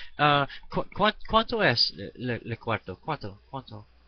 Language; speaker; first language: Spanish; non-native, learner; English